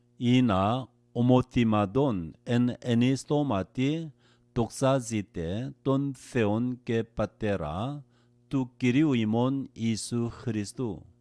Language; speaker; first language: Greek; non-native, learner; Korean